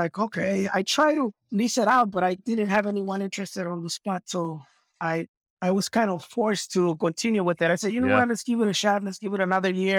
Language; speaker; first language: English; non-native, fluent; Spanish